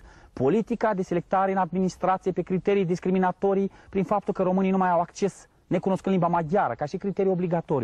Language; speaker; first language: Romanian; native; Romanian